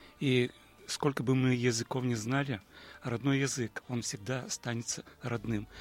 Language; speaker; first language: Russian; non-native, local second language; Udmurt